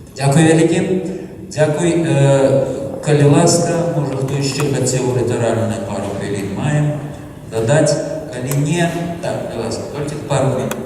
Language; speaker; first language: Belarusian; native; Belarusian